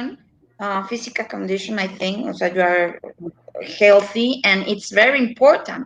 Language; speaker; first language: English; non-native, learner; Spanish